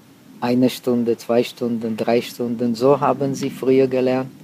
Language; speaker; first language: German; non-native, fluent; Czech